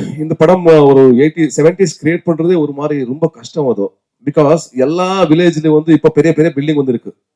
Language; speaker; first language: Tamil; non-native, learner; Kannada